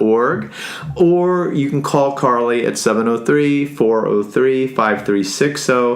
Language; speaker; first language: English; native; English